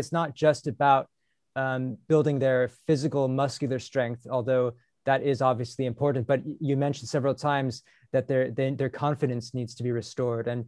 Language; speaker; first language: English; native; English